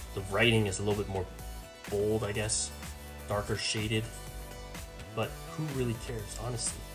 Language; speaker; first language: English; native; English